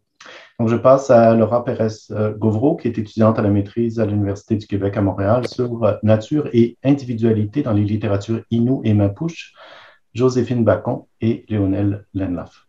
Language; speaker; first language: French; native; French